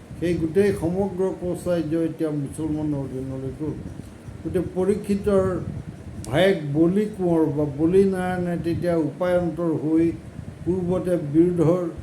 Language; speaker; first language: Assamese; native; Assamese